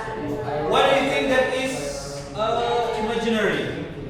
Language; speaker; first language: English; non-native, learner; Indonesian